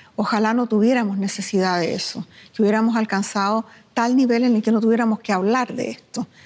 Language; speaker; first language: Spanish; native; Spanish